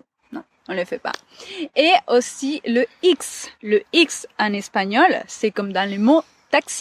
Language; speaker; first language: French; non-native, fluent; Spanish